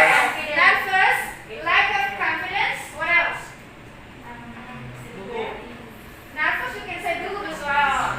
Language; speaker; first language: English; non-native, fluent; Indonesian